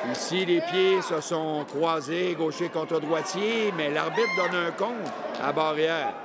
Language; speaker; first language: French; native; French